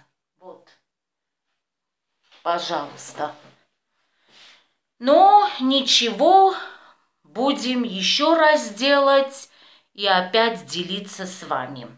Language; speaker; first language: Russian; non-native, fluent; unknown